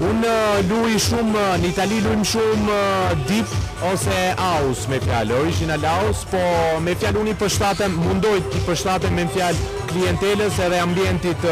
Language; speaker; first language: Albanian; early bilingual, heritage; Albanian